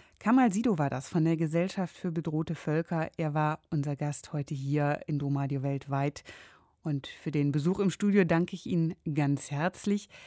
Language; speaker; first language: German; native; German